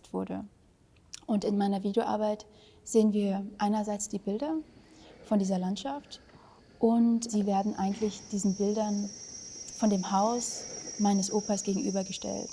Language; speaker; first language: German; early bilingual, other home language; Vietnamese